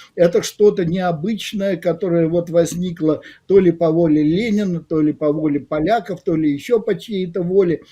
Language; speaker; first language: Russian; native; Russian